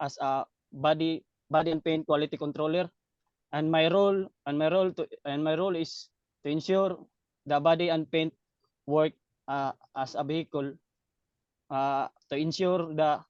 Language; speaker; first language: English; non-native, learner; Cebuano